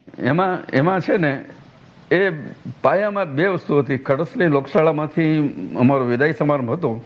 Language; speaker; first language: Gujarati; native; Gujarati